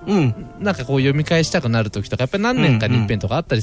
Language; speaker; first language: Japanese; native; Japanese